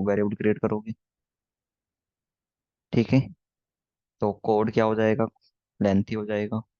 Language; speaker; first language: Hindi; native; Hindi